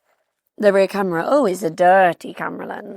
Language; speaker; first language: English; native; English